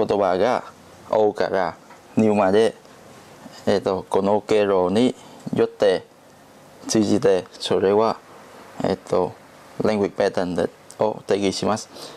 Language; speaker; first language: Japanese; non-native, learner; Vietnamese